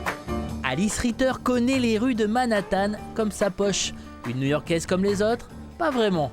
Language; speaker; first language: French; native; French